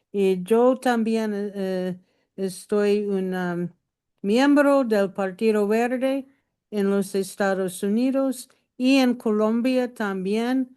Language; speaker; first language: Spanish; non-native, learner; English